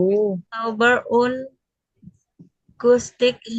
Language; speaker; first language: German; non-native, learner; Indonesian